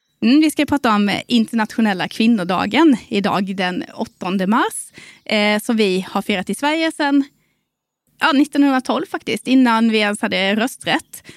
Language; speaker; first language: Swedish; native; Swedish